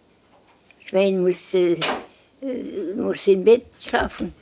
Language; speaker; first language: German; non-native, learner; Estonian